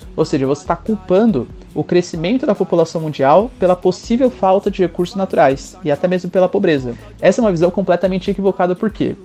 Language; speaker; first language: Portuguese; native; Portuguese